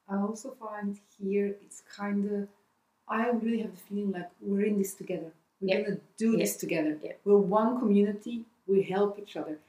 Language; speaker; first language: English; non-native, fluent; Dutch